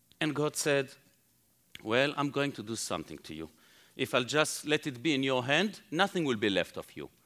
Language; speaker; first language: English; non-native, fluent; Hebrew